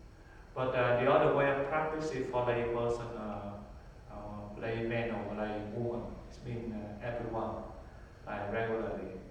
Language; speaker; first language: English; non-native, learner; Vietnamese